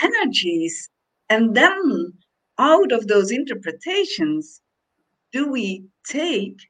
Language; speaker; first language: English; non-native, fluent; Dutch